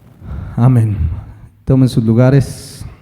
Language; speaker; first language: Spanish; native; Spanish